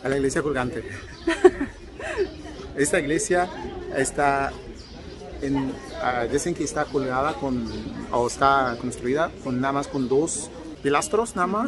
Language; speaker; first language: Spanish; non-native, learner; Arabic